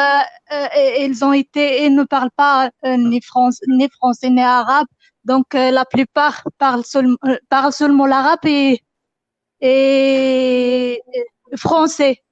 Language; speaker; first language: French; non-native, fluent; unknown